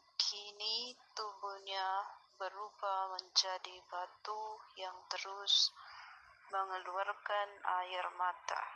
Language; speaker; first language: Indonesian; non-native, learner; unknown